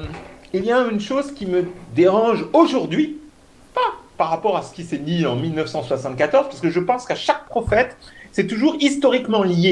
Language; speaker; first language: French; native; French